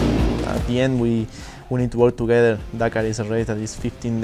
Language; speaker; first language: English; non-native, fluent; Spanish